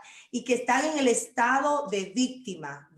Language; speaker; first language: Spanish; native; Spanish